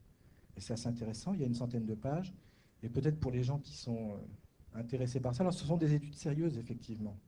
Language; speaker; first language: French; native; French